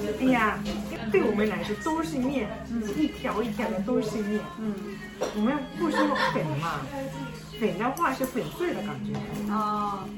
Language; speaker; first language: Chinese; non-native, fluent; Japanese